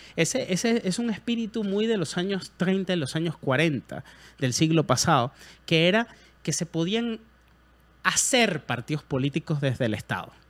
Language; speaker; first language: Spanish; native; Spanish